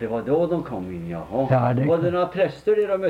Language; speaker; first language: Swedish; native; Swedish